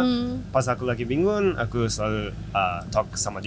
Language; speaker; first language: Indonesian; non-native, fluent; Japanese